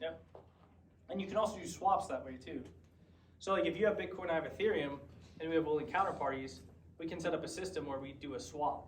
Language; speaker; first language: English; native; English